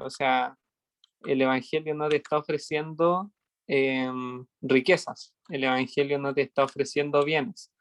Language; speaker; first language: Spanish; native; Spanish